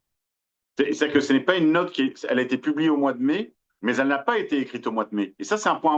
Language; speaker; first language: French; native; French